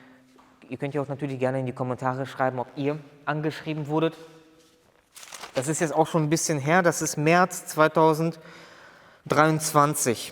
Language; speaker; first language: German; native; German